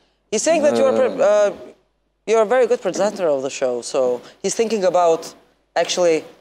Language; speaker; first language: English; non-native, fluent; Albanian